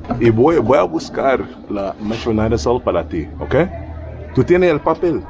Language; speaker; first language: Spanish; non-native, learner; English